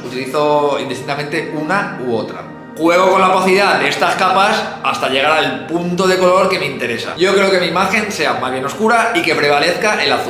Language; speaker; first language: Spanish; native; Spanish